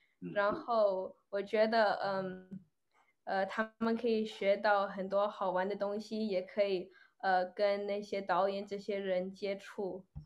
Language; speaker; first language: Chinese; early bilingual, other home language; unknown